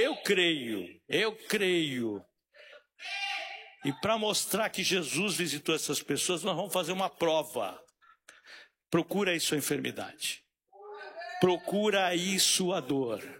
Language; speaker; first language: Portuguese; native; Portuguese